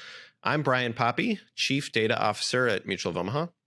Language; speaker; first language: English; native; English